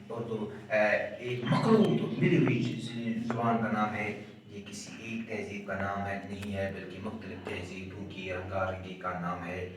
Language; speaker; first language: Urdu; non-native, local second language; Kashmiri